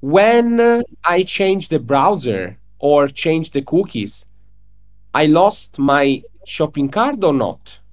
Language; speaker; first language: English; non-native, learner; Italian